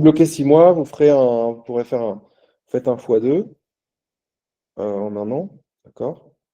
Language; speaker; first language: French; native; French